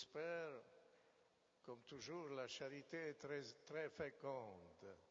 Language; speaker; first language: French; non-native, fluent; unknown